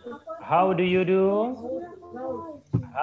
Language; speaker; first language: English; non-native, learner; Indonesian